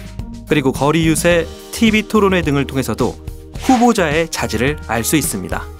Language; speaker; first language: Korean; native; Korean